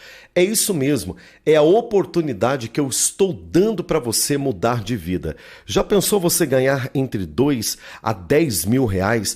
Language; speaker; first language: Portuguese; native; Portuguese